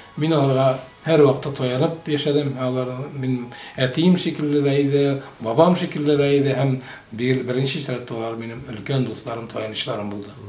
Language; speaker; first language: Tatar; native; Tatar